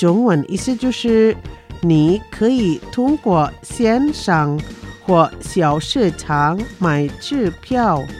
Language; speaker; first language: Chinese; early bilingual, heritage; Chinese